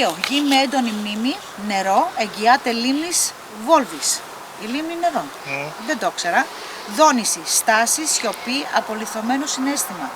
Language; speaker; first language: Greek; native; Greek